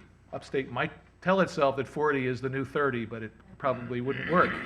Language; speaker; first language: English; native; English